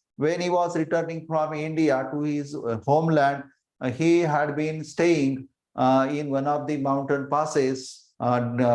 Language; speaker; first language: English; non-native, local second language; Marathi